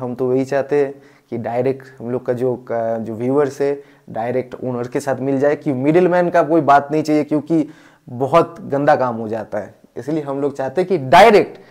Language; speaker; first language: Hindi; non-native, local second language; Bangla